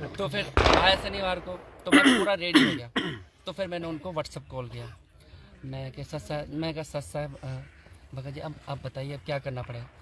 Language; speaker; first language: Hindi; non-native, local second language; Nepali